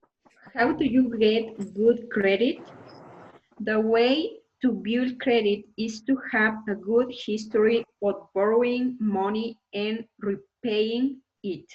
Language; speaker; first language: English; non-native, learner; Spanish